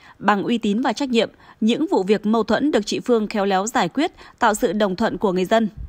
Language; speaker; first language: Vietnamese; native; Vietnamese